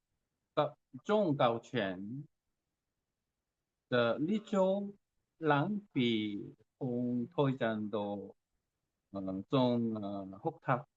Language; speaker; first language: Vietnamese; non-native, learner; Korean